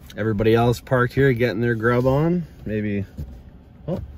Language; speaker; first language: English; native; English